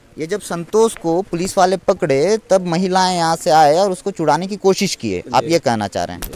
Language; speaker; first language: Hindi; native; Hindi